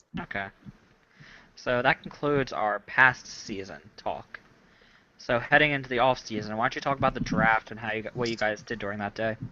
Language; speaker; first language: English; native; English